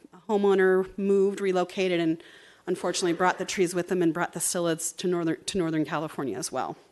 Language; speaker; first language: English; native; English